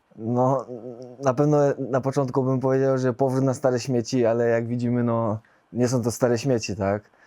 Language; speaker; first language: Polish; native; Polish